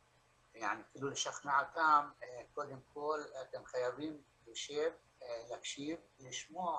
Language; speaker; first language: Hebrew; non-native, local second language; Arabic